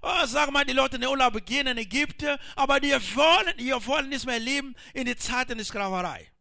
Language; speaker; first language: German; non-native, learner; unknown